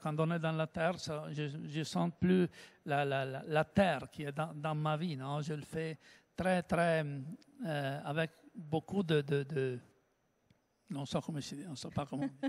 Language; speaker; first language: French; non-native, learner; Italian